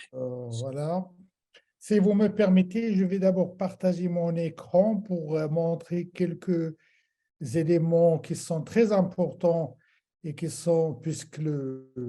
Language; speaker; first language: French; non-native, local second language; Arabic